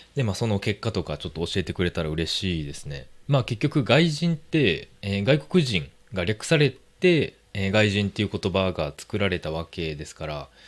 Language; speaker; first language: Japanese; native; Japanese